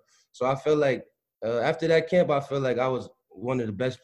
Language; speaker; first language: English; native; English